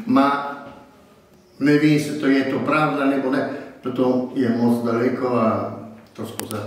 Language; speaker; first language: Czech; non-native, learner; Italian